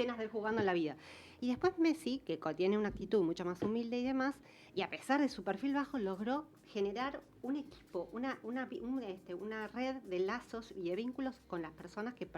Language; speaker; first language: Spanish; native; Spanish